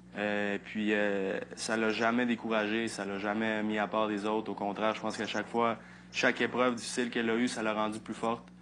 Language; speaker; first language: French; early bilingual, other home language; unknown